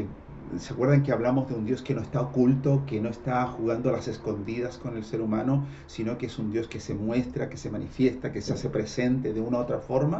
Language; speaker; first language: Spanish; native; Spanish